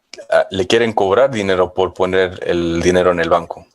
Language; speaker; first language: Spanish; non-native, fluent; English